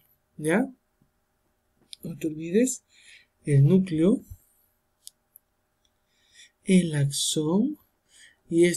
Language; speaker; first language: Spanish; native; Spanish